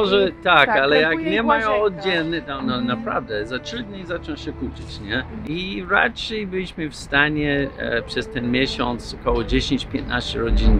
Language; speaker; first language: Polish; non-native, fluent; English